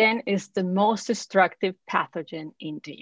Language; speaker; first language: English; non-native, fluent; Spanish